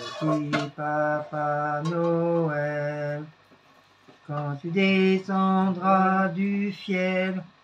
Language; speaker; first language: French; native; French